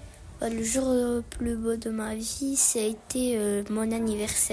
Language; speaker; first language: French; early bilingual, other home language; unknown